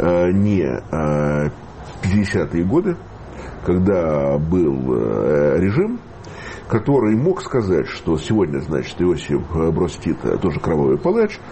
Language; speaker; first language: Russian; native; Russian